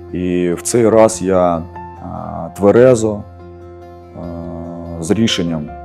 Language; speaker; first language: Ukrainian; early bilingual, other home language; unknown